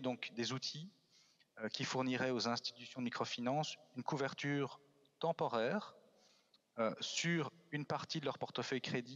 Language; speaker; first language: French; native; French